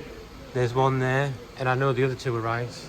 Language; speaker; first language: English; native; English